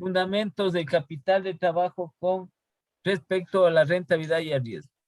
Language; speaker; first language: Spanish; native; Spanish